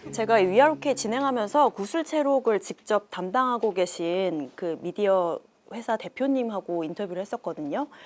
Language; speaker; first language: Korean; native; Korean